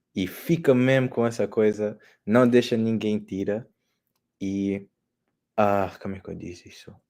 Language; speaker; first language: Portuguese; early bilingual, heritage; Portuguese